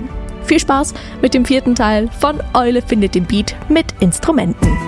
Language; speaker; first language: German; native; German